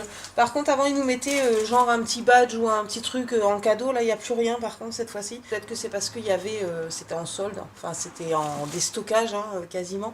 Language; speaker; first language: French; native; French